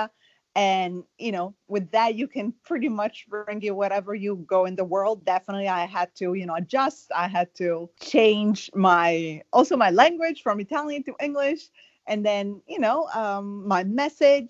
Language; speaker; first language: English; non-native, fluent; Italian